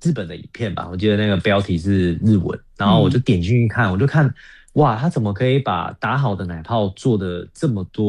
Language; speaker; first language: Chinese; native; Chinese